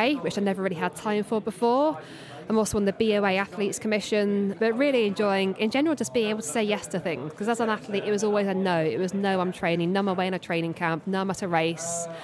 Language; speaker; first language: English; native; English